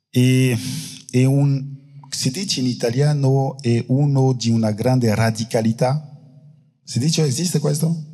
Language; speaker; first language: Italian; non-native, fluent; French